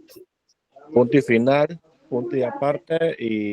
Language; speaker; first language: Spanish; native; Spanish